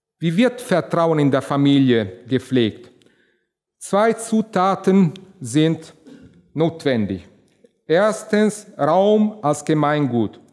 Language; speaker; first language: German; non-native, fluent; Italian